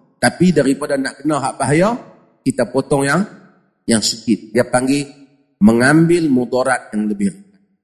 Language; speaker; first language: Malay; native; Malay